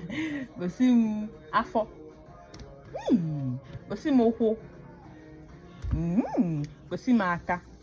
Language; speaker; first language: Igbo; non-native, learner; Indonesian